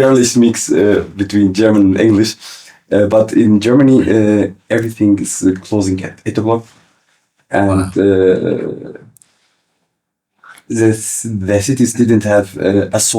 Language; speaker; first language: English; early bilingual, other home language; Kurdish